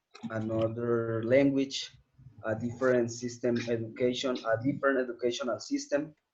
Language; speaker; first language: English; non-native, learner; Spanish